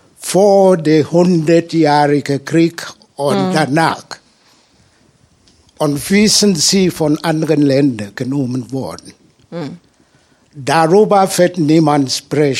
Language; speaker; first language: German; non-native, learner; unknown